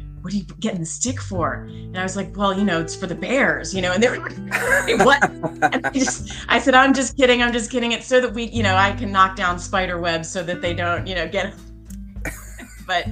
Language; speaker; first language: English; native; English